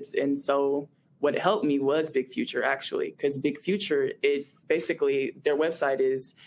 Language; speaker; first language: English; native; English